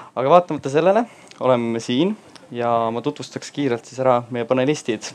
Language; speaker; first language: Estonian; non-native, local second language; Russian